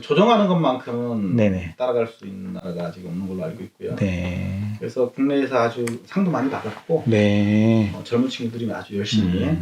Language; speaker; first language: Korean; native; Korean